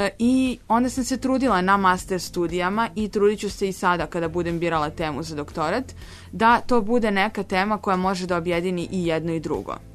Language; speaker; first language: Serbian; native; Serbian